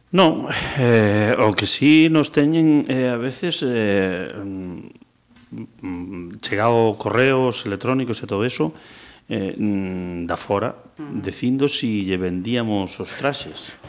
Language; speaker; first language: Galician; native; Galician